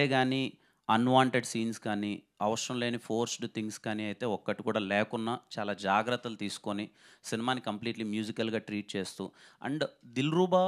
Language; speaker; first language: Telugu; native; Telugu